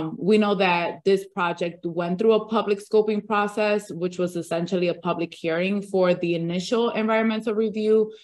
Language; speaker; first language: English; early bilingual, other home language; Spanish